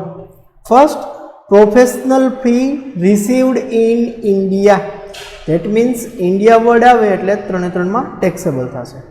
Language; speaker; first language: English; non-native, local second language; Gujarati